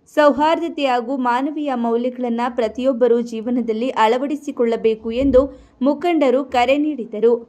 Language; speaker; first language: Kannada; native; Kannada